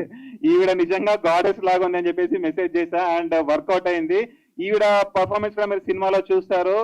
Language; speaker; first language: Telugu; native; Telugu